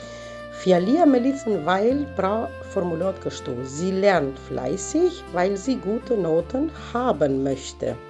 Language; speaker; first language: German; non-native, fluent; Albanian